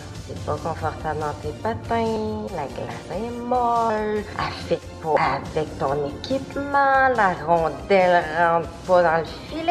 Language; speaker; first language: French; native; French